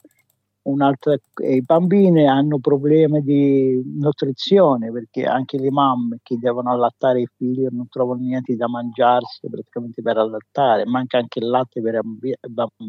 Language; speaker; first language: Italian; non-native, fluent; Arabic